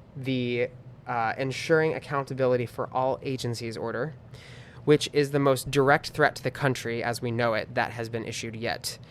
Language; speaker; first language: English; native; English